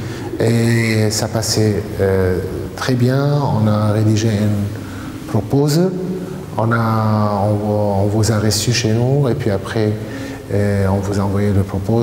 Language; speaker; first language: French; non-native, fluent; Arabic